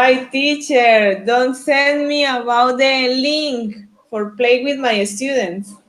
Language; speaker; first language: English; non-native, learner; Spanish